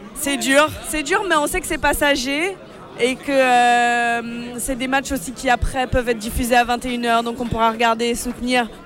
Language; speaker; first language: French; native; French